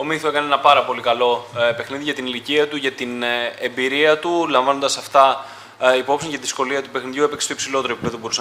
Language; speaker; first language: Greek; native; Greek